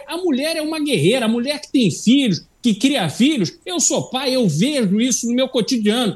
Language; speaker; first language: Portuguese; native; Portuguese